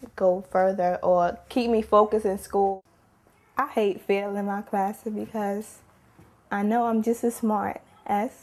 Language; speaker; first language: English; native; English